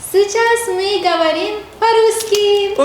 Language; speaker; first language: Russian; non-native, learner; Persian